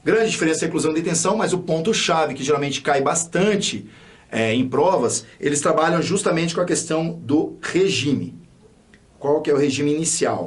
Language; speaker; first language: Portuguese; native; Portuguese